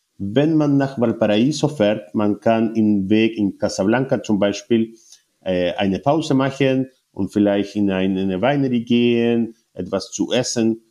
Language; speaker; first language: German; non-native, learner; Spanish